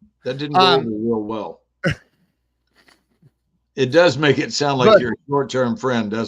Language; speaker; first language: English; native; English